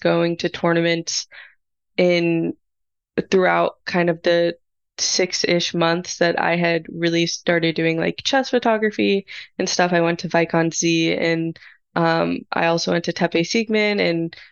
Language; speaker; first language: English; native; English